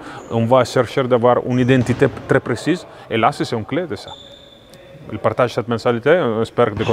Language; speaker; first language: French; non-native, fluent; Italian